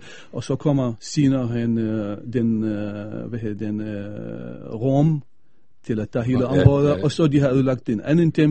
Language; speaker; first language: Danish; non-native, fluent; Arabic